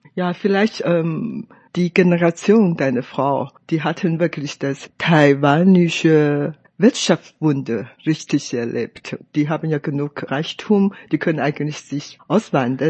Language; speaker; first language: German; non-native, fluent; Chinese